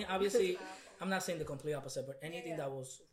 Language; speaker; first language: English; non-native, fluent; Spanish